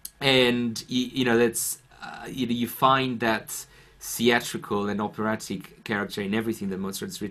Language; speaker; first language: English; non-native, fluent; Romanian